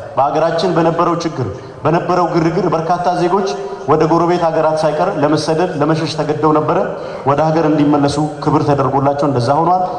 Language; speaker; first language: Amharic; non-native, local second language; Oromo